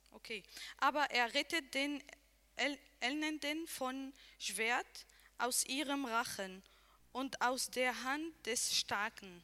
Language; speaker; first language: German; non-native, learner; Arabic